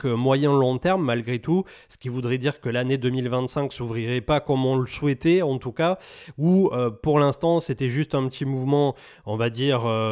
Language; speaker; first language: French; native; French